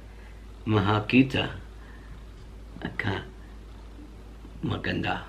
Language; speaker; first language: Filipino; non-native, learner; English